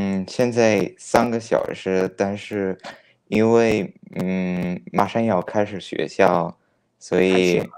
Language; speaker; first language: Chinese; non-native, fluent; Italian